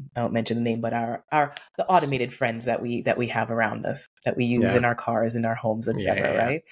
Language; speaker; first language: English; native; English